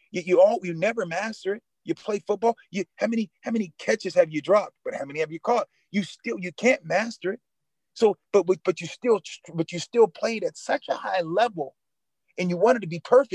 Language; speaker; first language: English; native; English